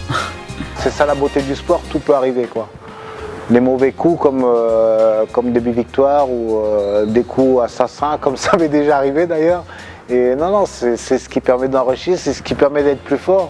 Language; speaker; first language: French; native; French